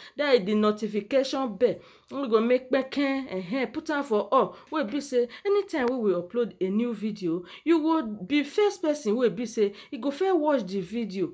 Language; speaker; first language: Nigerian Pidgin; native; Nigerian Pidgin